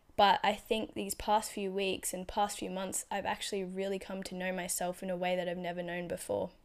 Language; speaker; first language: English; native; English